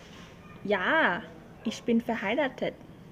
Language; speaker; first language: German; non-native, learner; Thai